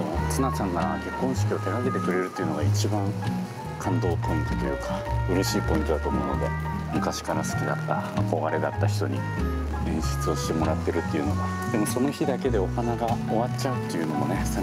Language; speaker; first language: Japanese; native; Japanese